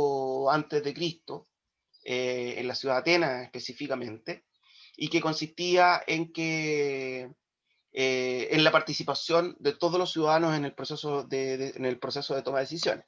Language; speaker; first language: Spanish; native; Spanish